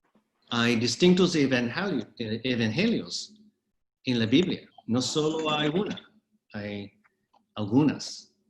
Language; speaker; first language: Spanish; non-native, fluent; English